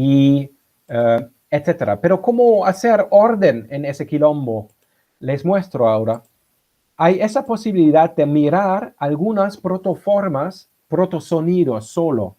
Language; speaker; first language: Spanish; non-native, fluent; German